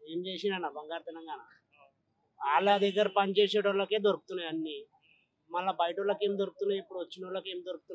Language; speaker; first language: Telugu; native; Telugu